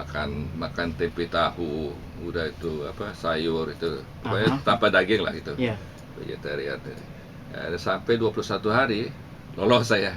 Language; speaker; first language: Indonesian; non-native, local second language; Javanese